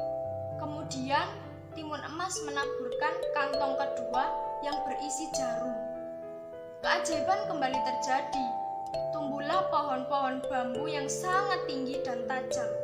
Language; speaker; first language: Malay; non-native, local second language; Javanese